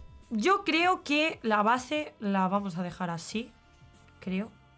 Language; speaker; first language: Spanish; native; Spanish